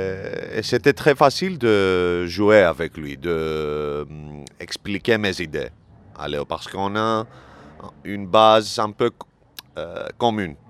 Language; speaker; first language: French; non-native, learner; Greek